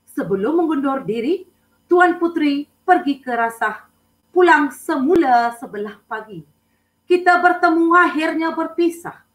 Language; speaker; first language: Malay; non-native, local second language; Tamil